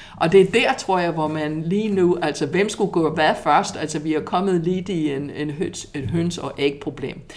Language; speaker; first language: Danish; non-native, fluent; English